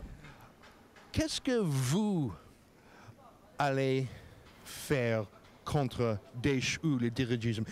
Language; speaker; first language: French; non-native, learner; English